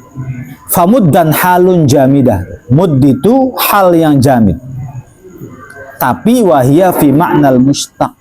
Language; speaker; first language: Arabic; non-native, fluent; Javanese